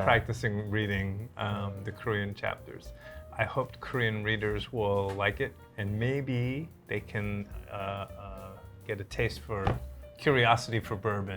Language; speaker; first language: English; early bilingual, other home language; Korean